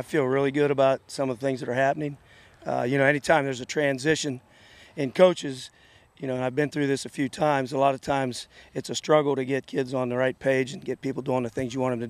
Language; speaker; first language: English; native; English